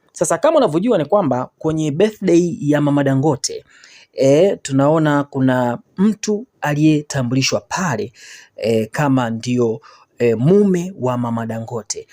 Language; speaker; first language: Swahili; native; Swahili